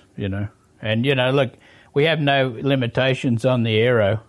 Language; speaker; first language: English; native; English